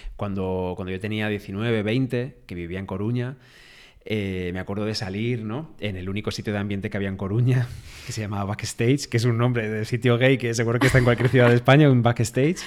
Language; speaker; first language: Spanish; non-native, local second language; Galician